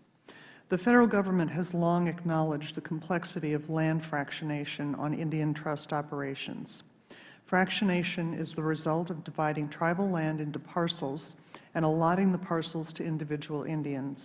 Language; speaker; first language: English; native; English